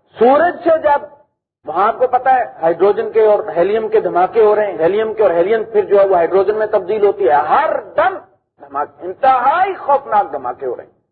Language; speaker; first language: Urdu; non-native, local second language; Punjabi